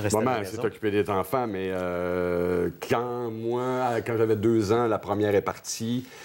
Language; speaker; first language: French; native; French